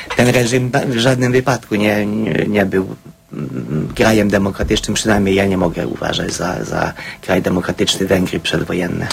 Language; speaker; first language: Polish; non-native, fluent; Hungarian